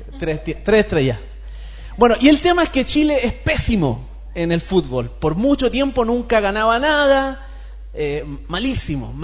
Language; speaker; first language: Spanish; native; Spanish